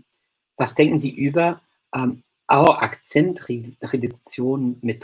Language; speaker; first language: German; non-native, fluent; English